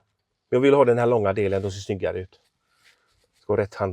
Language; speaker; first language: Swedish; native; Swedish